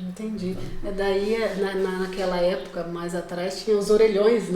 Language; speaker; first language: Portuguese; native; Portuguese